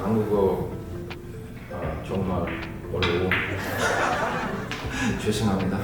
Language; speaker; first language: Korean; non-native, learner; Swedish